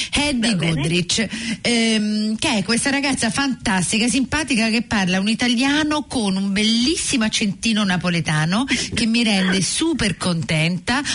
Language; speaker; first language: Italian; native; Italian